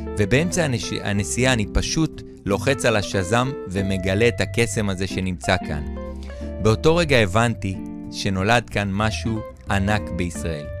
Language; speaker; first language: Hebrew; native; Hebrew